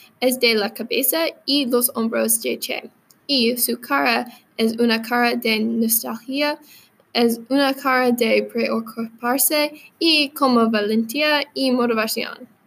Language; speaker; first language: Spanish; non-native, learner; English